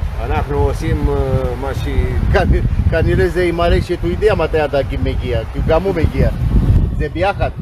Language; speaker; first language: Hebrew; non-native, learner; Romanian